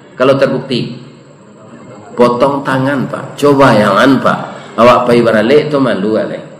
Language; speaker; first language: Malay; non-native, local second language; Minangkabau